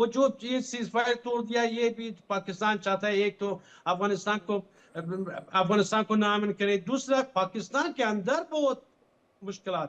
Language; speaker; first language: Hindi; non-native, fluent; Pashto